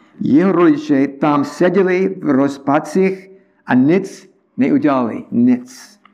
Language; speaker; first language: Czech; non-native, learner; English